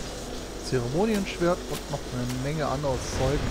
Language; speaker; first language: German; native; German